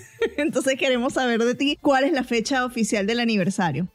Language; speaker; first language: Spanish; native; Spanish